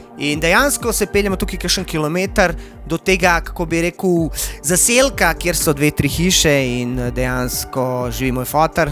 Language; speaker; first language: Slovenian; early bilingual, other home language; Bosnian